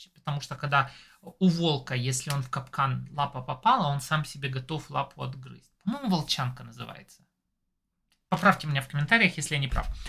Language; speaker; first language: Russian; native; Russian